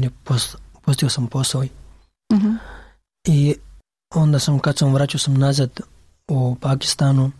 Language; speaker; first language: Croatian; non-native, learner; Pashto